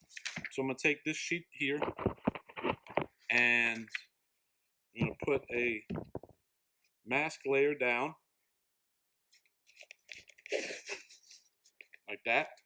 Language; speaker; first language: English; native; English